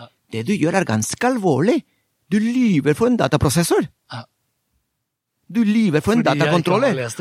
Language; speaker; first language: Norwegian; non-native, fluent; Spanish